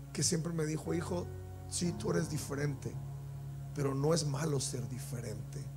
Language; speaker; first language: Spanish; native; Spanish